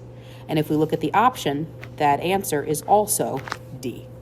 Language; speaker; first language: English; native; English